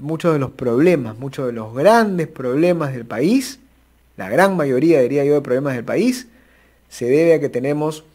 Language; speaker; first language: Spanish; native; Spanish